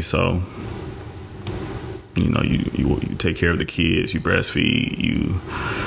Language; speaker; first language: English; native; English